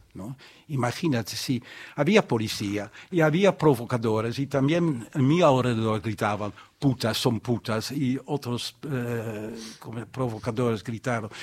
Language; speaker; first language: Spanish; non-native, fluent; Dutch